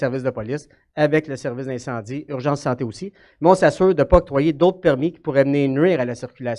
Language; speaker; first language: French; native; French